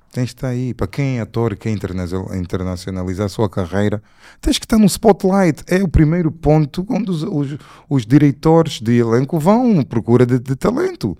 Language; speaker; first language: Portuguese; native; Portuguese